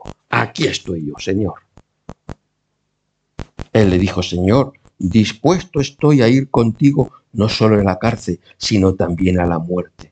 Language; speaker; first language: Spanish; native; Spanish